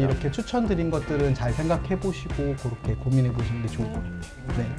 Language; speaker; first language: Korean; native; Korean